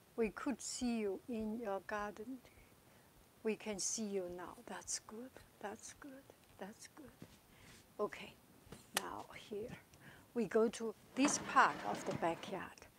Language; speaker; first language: English; non-native, fluent; Chinese